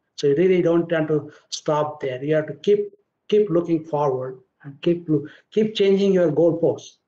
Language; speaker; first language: English; non-native, local second language; Marathi